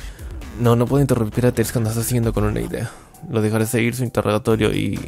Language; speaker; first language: Spanish; native; Spanish